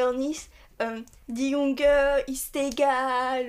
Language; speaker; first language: German; non-native, learner; French